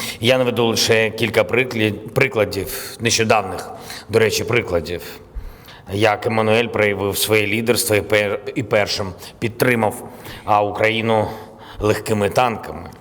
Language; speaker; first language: Ukrainian; non-native, local second language; Russian